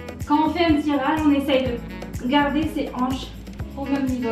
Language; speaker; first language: French; native; French